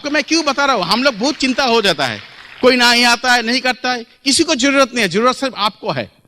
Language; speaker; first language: Hindi; non-native, local second language; Bangla